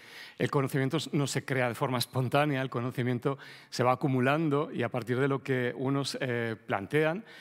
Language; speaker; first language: Spanish; native; Spanish